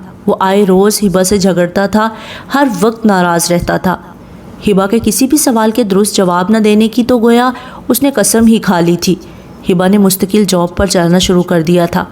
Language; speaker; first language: Urdu; native; Urdu